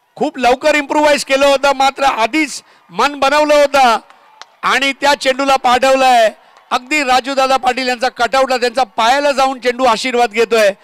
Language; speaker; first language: Marathi; native; Marathi